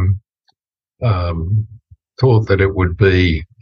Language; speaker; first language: English; native; English